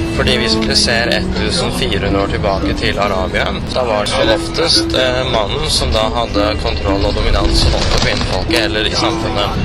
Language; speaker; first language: Norwegian; early bilingual, other home language; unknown